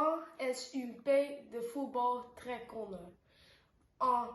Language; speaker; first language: French; non-native, learner; Dutch